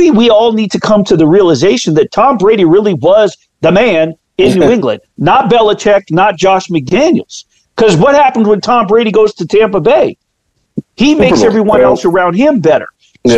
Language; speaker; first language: English; native; English